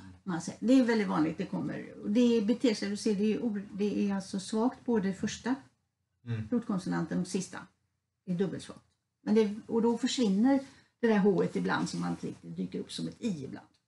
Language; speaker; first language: Swedish; native; Swedish